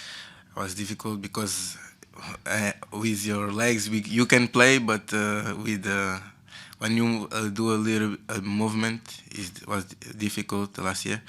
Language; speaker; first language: English; non-native, fluent; Portuguese